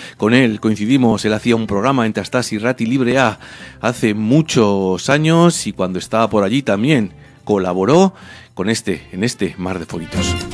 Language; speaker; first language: Spanish; native; Spanish